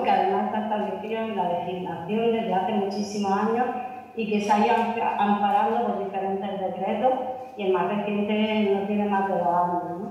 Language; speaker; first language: Spanish; native; Spanish